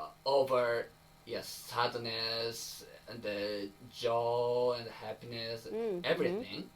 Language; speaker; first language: English; non-native, learner; Japanese